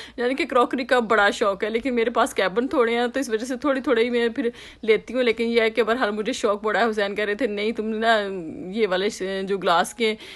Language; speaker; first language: Urdu; native; Urdu